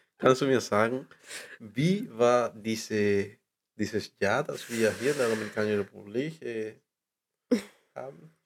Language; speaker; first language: German; non-native, learner; Spanish